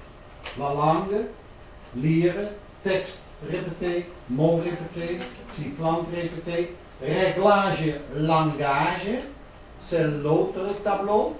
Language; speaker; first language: French; non-native, learner; Dutch